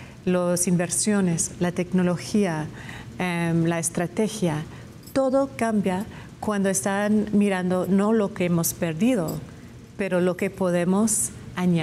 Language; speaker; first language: Spanish; non-native, fluent; English